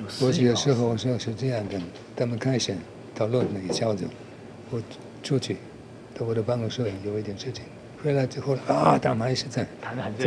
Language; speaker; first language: Chinese; non-native, learner; German